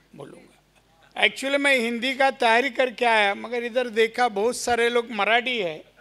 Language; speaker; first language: Hindi; non-native, local second language; Marathi